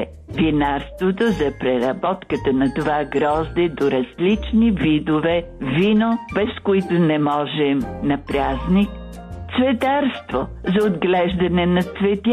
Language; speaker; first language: Bulgarian; native; Bulgarian